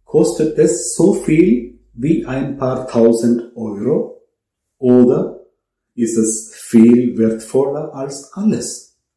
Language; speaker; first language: German; non-native, fluent; Malayalam